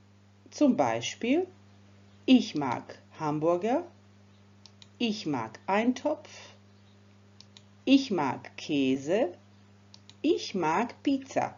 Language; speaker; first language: German; non-native, fluent; Croatian